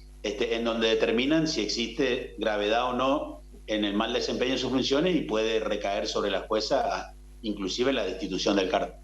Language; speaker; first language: Spanish; native; Spanish